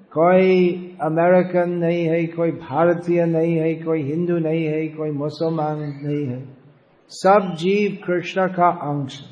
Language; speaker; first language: Hindi; non-native, fluent; English